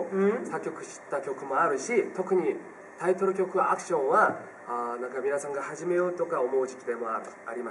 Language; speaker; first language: Japanese; non-native, fluent; Korean